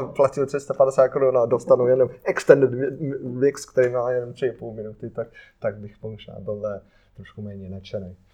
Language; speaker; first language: Czech; non-native, fluent; English